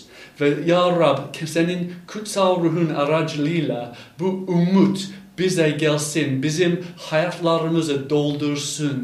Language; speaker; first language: Turkish; non-native, fluent; English